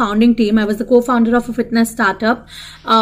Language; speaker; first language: English; non-native, local second language; Hindi